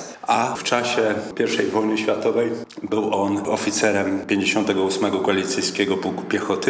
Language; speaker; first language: Polish; native; Polish